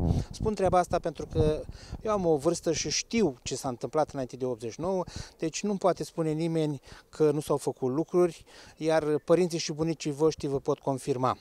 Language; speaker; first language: Romanian; native; Romanian